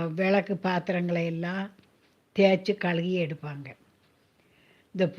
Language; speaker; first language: Tamil; native; Tamil